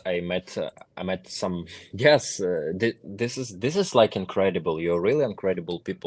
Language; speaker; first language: English; non-native, fluent; Ukrainian